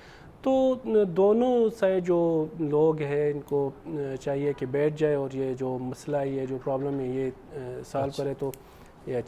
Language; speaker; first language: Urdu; non-native, fluent; Pashto